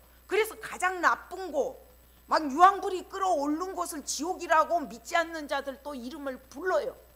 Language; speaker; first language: Korean; native; Korean